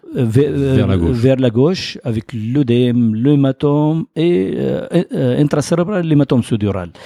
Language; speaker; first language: French; non-native, fluent; Arabic